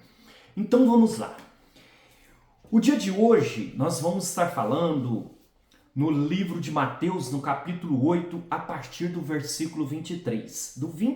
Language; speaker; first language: Portuguese; native; Portuguese